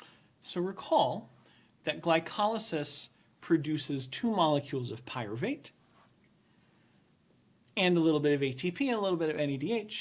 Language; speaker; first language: English; native; English